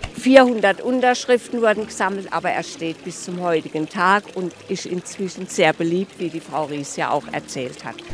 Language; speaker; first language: German; native; German